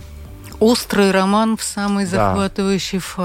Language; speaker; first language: Russian; native; Russian